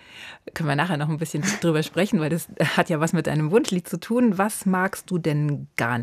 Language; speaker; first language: German; native; German